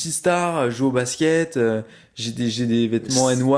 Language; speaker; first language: French; native; French